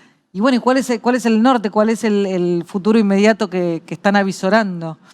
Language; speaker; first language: Spanish; native; Spanish